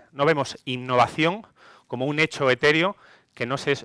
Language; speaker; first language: Spanish; non-native, fluent; Greek